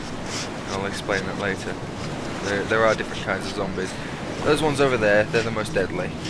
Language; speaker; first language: English; native; English